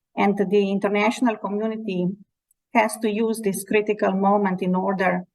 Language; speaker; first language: English; non-native, fluent; Slovenian